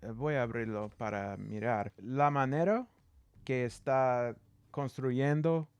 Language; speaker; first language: Spanish; non-native, learner; English